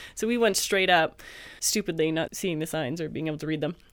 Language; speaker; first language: English; native; English